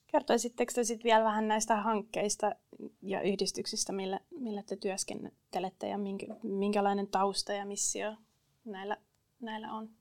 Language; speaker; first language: Finnish; native; Finnish